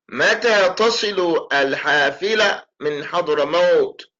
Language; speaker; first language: Arabic; non-native, fluent; English